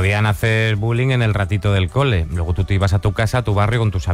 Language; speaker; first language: Spanish; native; Spanish